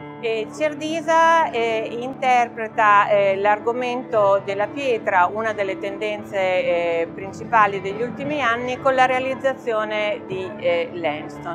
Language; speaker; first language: Italian; native; Italian